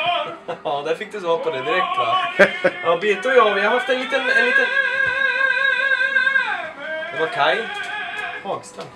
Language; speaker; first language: Swedish; native; Swedish